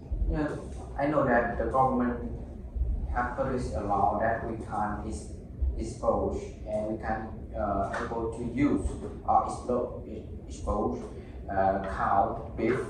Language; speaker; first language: English; non-native, learner; Vietnamese